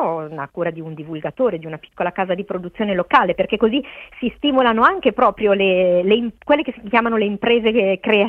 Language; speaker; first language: Italian; native; Italian